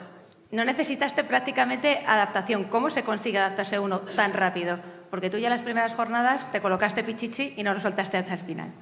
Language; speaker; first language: Spanish; native; Spanish